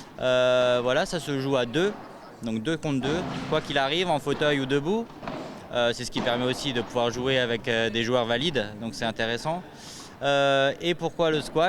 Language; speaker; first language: French; native; French